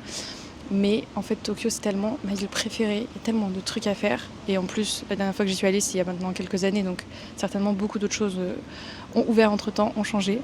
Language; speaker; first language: French; native; French